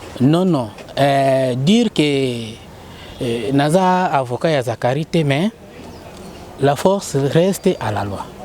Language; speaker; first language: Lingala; native; Lingala